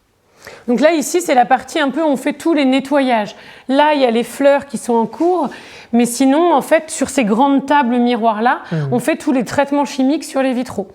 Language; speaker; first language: French; native; French